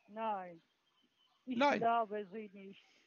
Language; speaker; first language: German; non-native, learner; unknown